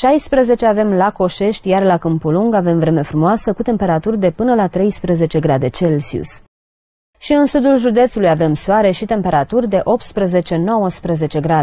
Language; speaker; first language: Romanian; native; Romanian